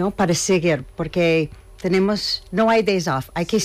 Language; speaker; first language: Spanish; non-native, fluent; English